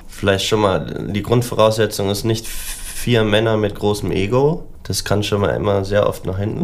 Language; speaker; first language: German; native; German